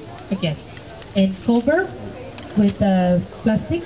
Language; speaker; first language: English; non-native, learner; Spanish